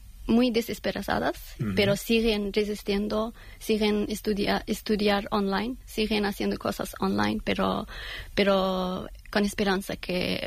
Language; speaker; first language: Spanish; non-native, fluent; Persian